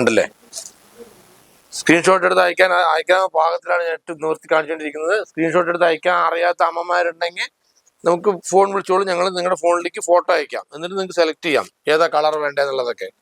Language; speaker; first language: Malayalam; native; Malayalam